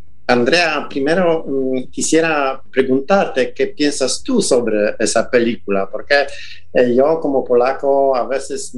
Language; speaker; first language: Spanish; non-native, fluent; Polish